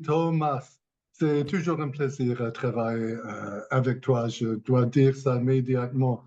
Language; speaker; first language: French; non-native, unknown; English